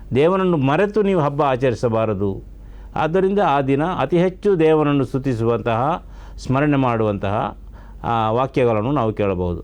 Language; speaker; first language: Kannada; non-native, local second language; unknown